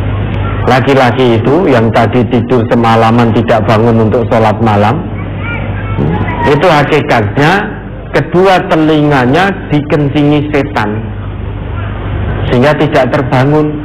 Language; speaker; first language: Indonesian; non-native, local second language; Javanese